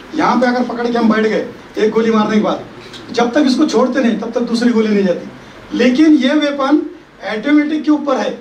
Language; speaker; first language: Hindi; non-native, local second language; Marathi